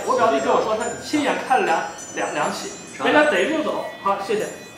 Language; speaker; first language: Chinese; native; Chinese